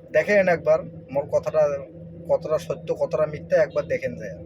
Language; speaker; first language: Bangla; non-native, local second language; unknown